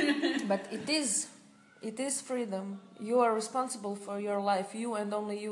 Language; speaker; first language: English; non-native, fluent; Croatian